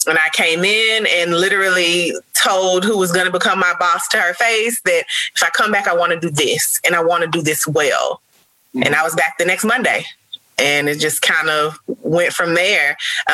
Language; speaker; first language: English; native; English